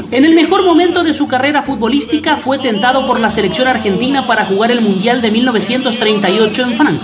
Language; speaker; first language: Spanish; native; Spanish